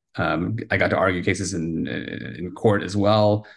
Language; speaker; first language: English; early bilingual, heritage; Spanish